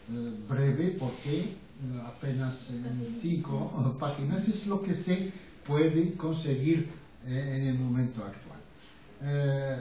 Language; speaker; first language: Spanish; non-native, fluent; Arabic